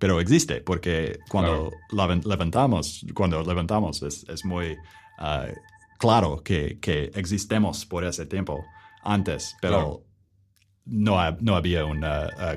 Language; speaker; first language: Spanish; non-native, learner; English